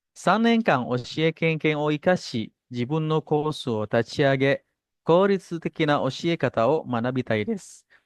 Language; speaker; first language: Japanese; non-native, fluent; Indonesian